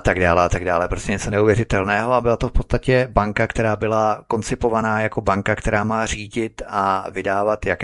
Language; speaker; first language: Czech; native; Czech